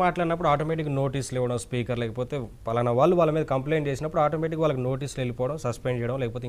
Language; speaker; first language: Telugu; native; Telugu